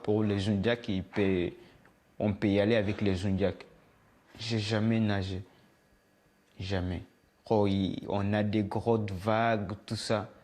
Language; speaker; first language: French; non-native, learner; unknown